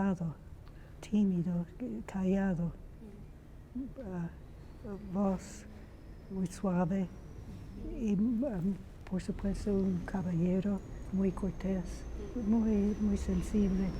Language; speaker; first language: Spanish; non-native, fluent; English